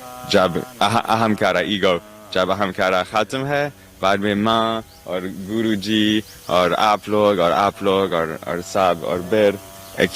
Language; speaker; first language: Hindi; non-native, learner; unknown